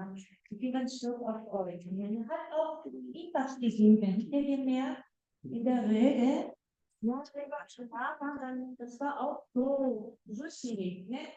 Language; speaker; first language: German; non-native, learner; Japanese